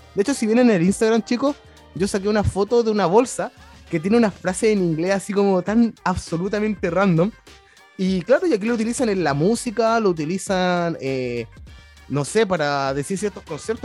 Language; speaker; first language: Spanish; native; Spanish